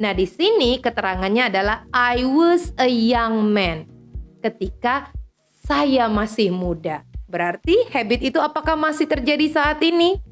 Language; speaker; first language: Indonesian; native; Indonesian